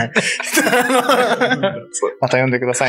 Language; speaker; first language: Japanese; native; Japanese